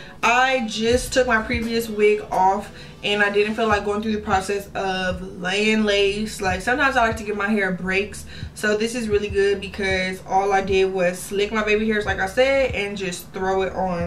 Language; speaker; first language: English; native; English